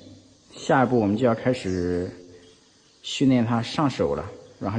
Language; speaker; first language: Chinese; native; Chinese